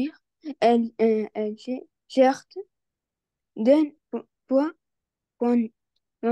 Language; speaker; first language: French; non-native, learner; Arabic